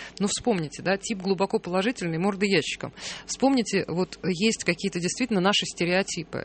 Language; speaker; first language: Russian; native; Russian